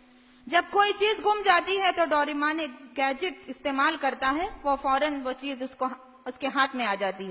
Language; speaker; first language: Urdu; native; Urdu